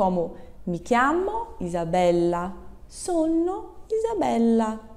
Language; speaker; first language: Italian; non-native, fluent; Portuguese